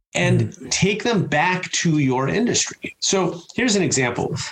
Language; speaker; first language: English; native; English